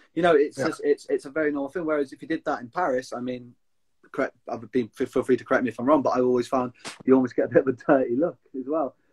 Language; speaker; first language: English; native; English